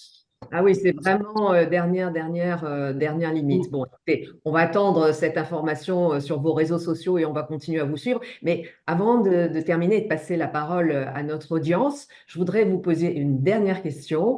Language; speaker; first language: French; native; French